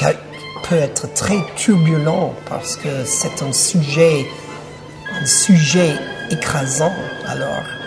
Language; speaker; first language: French; non-native, fluent; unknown